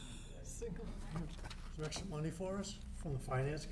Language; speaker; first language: English; native; English